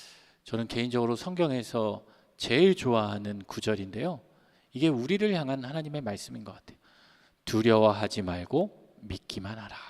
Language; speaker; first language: Korean; native; Korean